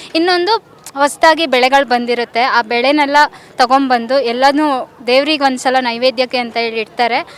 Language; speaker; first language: Kannada; native; Kannada